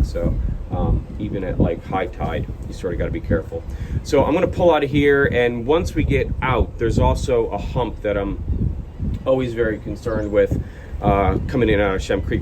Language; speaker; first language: English; native; English